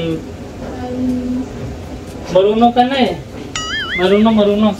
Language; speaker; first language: Filipino; non-native, learner; Punjabi